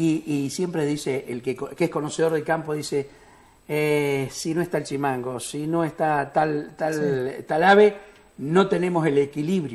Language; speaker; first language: Spanish; native; Spanish